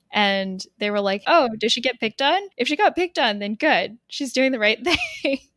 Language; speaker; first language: English; early bilingual, other home language; Chinese